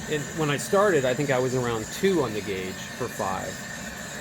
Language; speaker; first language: English; native; English